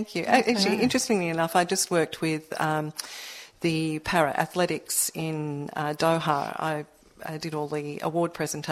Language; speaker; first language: English; native; English